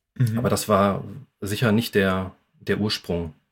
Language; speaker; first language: German; native; German